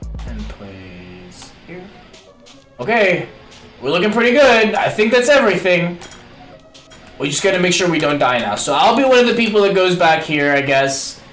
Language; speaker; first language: English; early bilingual, other home language; Spanish